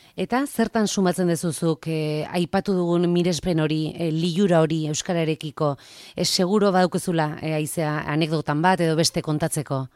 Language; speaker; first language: Basque; native; Basque